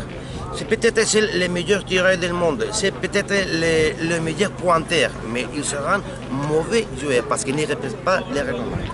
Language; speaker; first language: French; non-native, learner; Spanish